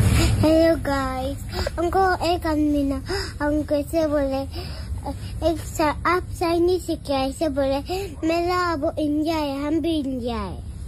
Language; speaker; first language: Hindi; non-native, local second language; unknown